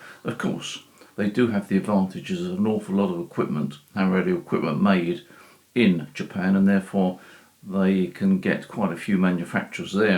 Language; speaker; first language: English; native; English